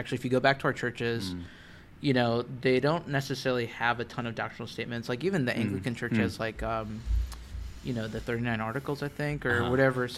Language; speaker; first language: English; native; English